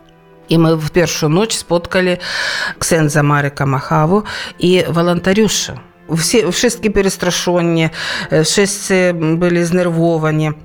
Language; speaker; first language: Ukrainian; non-native, local second language; Russian